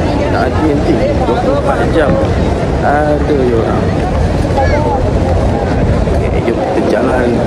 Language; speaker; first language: Malay; native; Malay